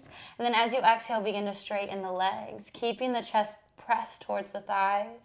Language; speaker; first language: English; native; English